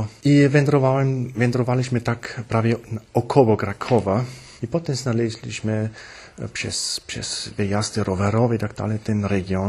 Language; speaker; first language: Polish; non-native, fluent; German